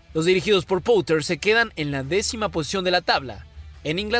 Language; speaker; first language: Spanish; native; Spanish